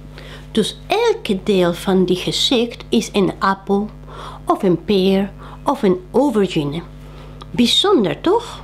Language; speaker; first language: Dutch; non-native, fluent; Spanish